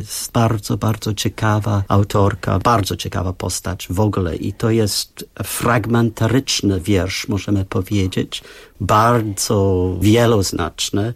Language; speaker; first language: Polish; non-native, fluent; English